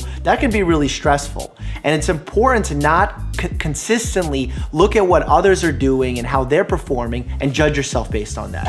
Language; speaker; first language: English; native; English